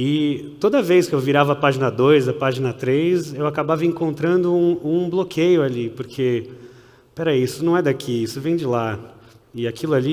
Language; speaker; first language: Portuguese; early bilingual, heritage; Portuguese